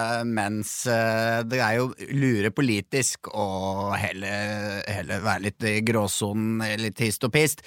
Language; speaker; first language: Norwegian; native; Norwegian